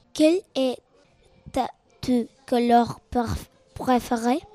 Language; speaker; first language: French; non-native, learner; Spanish